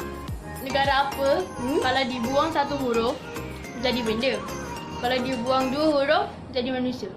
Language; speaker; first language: Malay; native; Malay